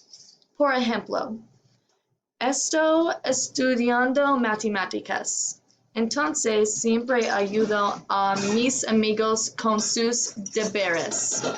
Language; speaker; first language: Spanish; non-native, learner; English